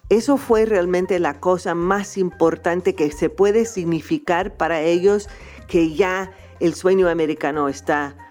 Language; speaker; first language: Spanish; non-native, fluent; English